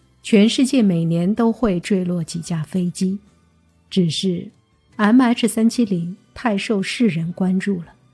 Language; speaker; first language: Chinese; native; Chinese